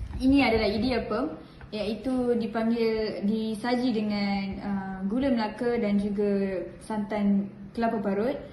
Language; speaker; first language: Malay; non-native, local second language; Malayalam